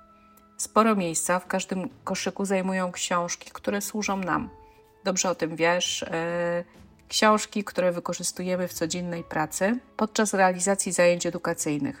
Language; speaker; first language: Polish; native; Polish